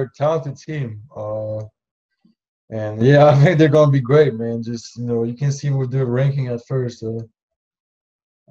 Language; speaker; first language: English; non-native, fluent; French